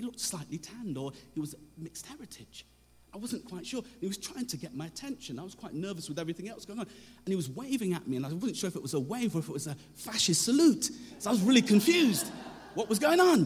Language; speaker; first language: English; native; English